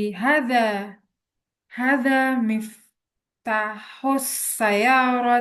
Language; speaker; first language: Arabic; non-native, learner; Indonesian